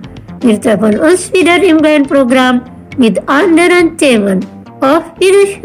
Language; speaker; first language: German; non-native, fluent; Indonesian